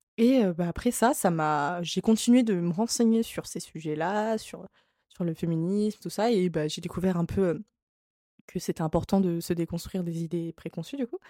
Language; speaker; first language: French; native; French